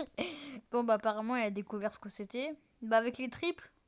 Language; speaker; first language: French; native; French